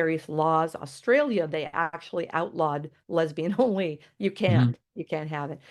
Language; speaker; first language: English; native; English